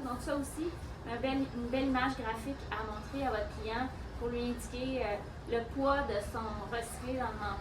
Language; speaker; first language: French; native; French